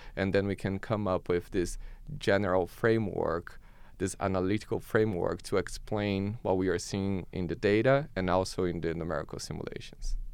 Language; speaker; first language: English; non-native, fluent; Portuguese